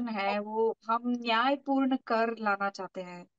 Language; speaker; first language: Hindi; non-native, local second language; Marathi